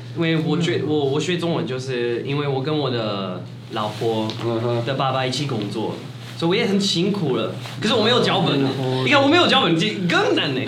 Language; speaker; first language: Chinese; non-native, fluent; French